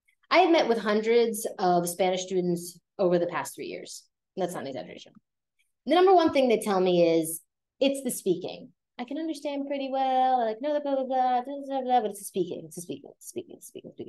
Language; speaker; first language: English; native; English